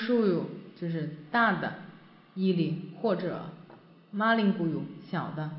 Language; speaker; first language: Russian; non-native, fluent; Chinese